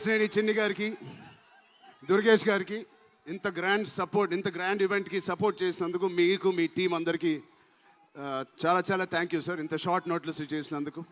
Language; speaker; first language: Telugu; native; Telugu